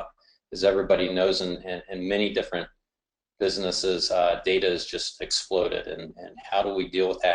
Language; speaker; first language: English; native; English